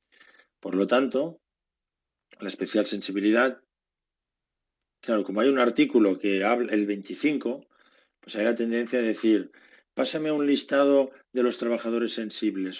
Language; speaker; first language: Spanish; native; Spanish